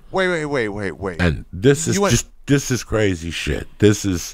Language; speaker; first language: English; native; English